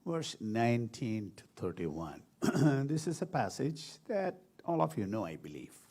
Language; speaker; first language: English; non-native, local second language; Malayalam